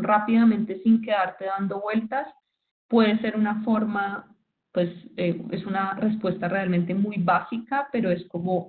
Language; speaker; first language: Spanish; native; Spanish